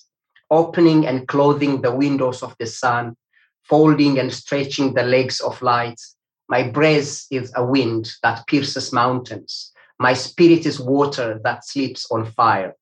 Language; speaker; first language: English; non-native, fluent; Amharic